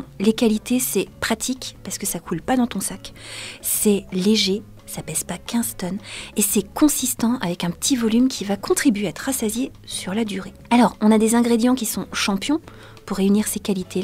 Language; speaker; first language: French; native; French